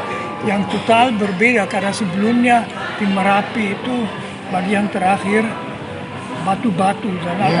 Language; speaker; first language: Indonesian; non-native, fluent; German